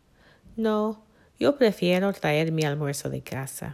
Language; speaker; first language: Spanish; non-native, learner; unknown